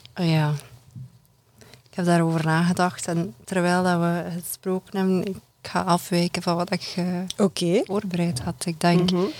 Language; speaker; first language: Dutch; native; Dutch